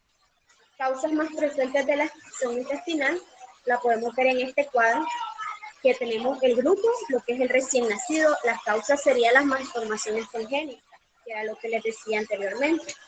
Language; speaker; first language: Spanish; native; Spanish